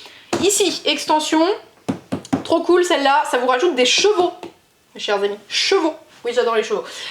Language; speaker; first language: French; native; French